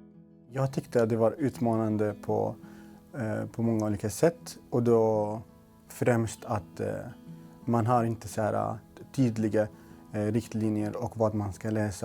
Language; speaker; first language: Swedish; non-native, local second language; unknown